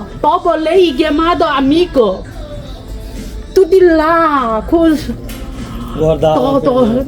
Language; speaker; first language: Italian; non-native, learner; Chinese